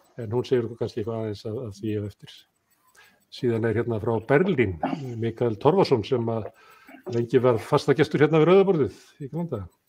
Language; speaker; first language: Icelandic; native; Icelandic